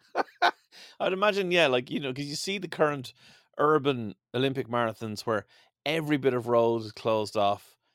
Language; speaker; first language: English; native; English